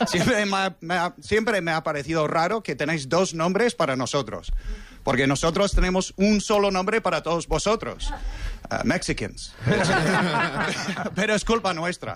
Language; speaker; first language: Spanish; non-native, fluent; English